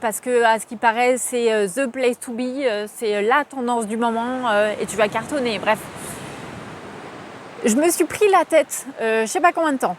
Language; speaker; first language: French; native; French